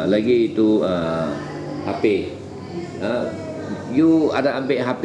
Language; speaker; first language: Malay; native; Malay